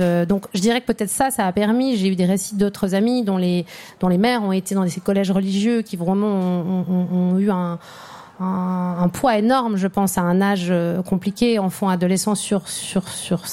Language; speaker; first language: French; native; French